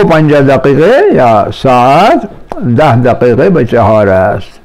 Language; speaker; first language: Persian; non-native, fluent; Urdu